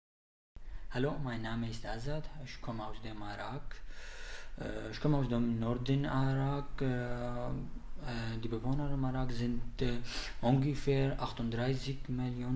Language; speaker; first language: German; non-native, fluent; Kurdish